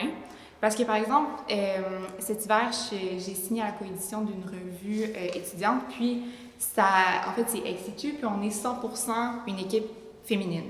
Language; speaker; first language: French; native; French